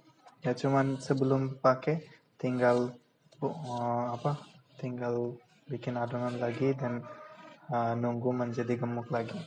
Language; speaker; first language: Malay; non-native, local second language; Bangla